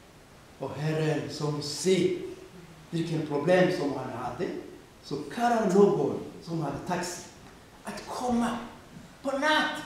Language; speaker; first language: Swedish; non-native, fluent; Rundi